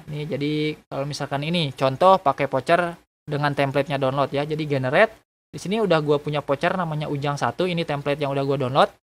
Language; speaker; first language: Indonesian; native; Indonesian